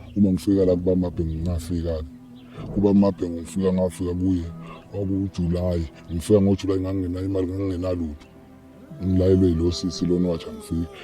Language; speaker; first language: Zulu; native; Zulu